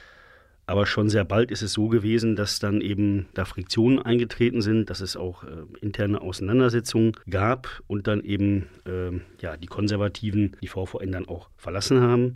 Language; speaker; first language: German; native; German